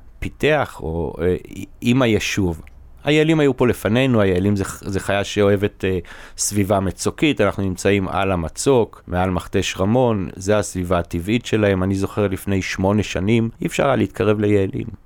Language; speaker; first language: Hebrew; native; Hebrew